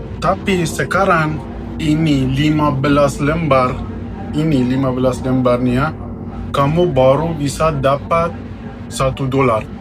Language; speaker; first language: Indonesian; non-native, fluent; Persian